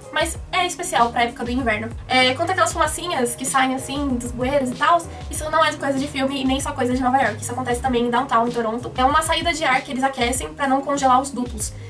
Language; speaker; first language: Portuguese; native; Portuguese